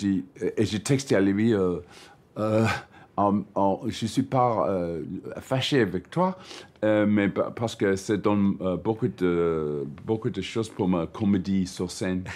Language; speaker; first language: French; non-native, learner; English